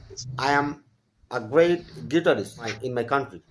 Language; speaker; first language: English; non-native, learner; Bangla